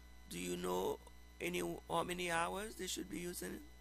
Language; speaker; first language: English; non-native, fluent; Haitian Creole